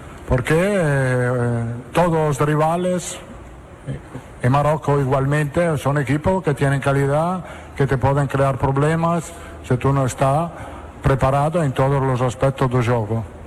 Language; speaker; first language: Portuguese; non-native, learner; Italian